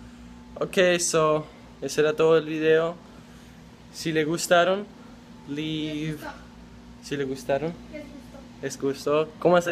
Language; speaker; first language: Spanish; early bilingual, other home language; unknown